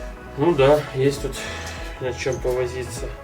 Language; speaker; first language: Russian; native; Russian